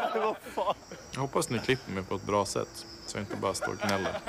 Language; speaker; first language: Swedish; native; Swedish